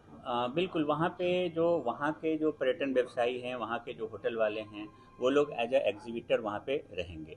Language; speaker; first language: Hindi; native; Hindi